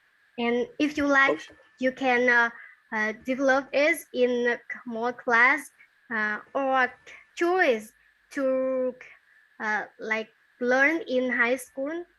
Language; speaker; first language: English; non-native, learner; Vietnamese